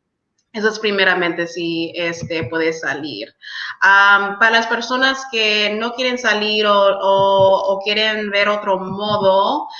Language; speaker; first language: Spanish; early bilingual, heritage; English